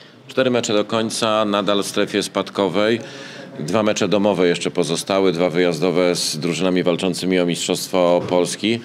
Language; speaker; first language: Polish; native; Polish